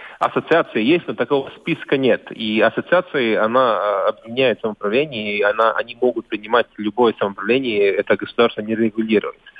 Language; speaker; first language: Russian; non-native, local second language; Latvian